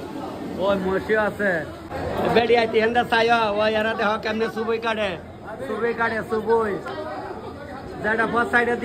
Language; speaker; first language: Hindi; non-native, local second language; Bangla